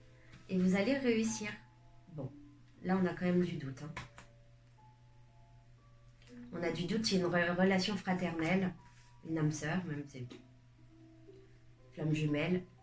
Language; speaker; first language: French; native; French